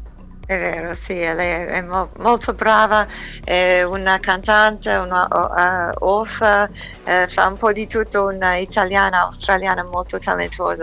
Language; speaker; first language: Italian; early bilingual, heritage; English